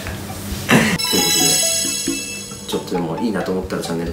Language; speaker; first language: Japanese; native; Japanese